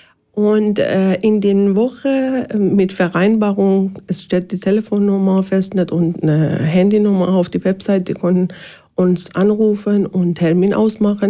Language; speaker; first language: German; non-native, fluent; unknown